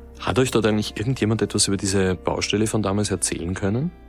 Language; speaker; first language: German; native; German